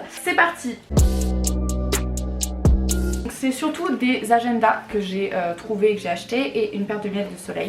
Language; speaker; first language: French; native; French